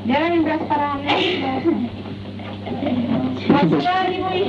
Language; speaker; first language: Russian; native; Russian